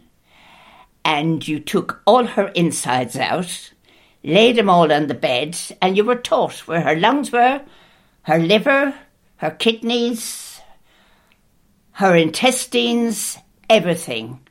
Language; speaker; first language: English; native; English